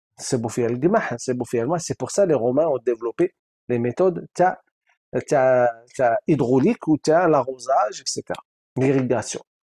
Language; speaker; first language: French; non-native, local second language; Arabic